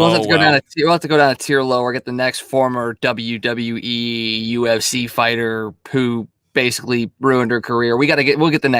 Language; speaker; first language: English; native; English